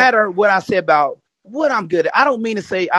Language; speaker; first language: English; native; English